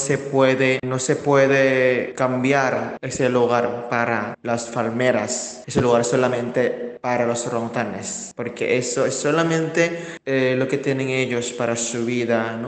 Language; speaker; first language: Spanish; non-native, fluent; Indonesian